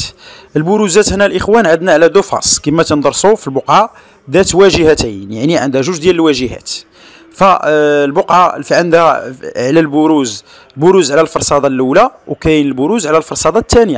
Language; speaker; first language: Arabic; native; Arabic